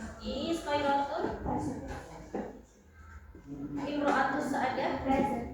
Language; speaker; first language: English; non-native, learner; Indonesian